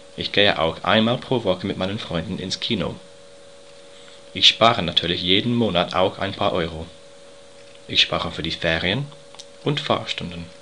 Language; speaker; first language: German; non-native, learner; English